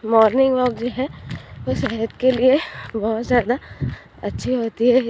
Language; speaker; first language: Hindi; native; Hindi